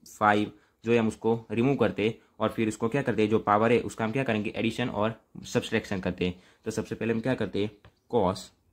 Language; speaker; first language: Hindi; non-native, local second language; Gujarati